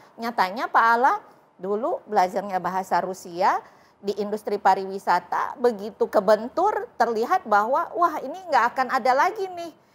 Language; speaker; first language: Indonesian; native; Indonesian